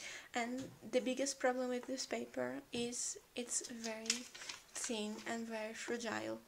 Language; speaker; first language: English; non-native, fluent; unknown